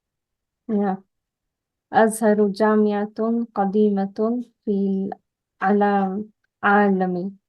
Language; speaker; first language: Arabic; non-native, learner; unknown